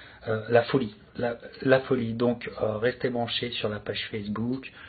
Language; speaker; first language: French; native; French